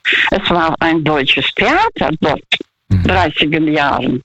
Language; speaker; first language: German; non-native, fluent; Russian